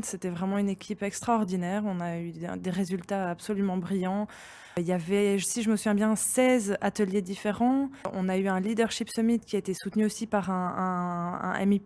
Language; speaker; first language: French; native; French